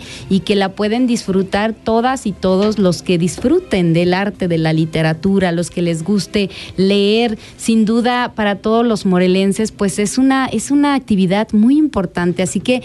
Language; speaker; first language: Spanish; native; Spanish